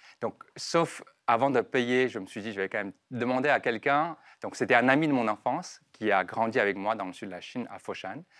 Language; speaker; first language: French; non-native, fluent; Chinese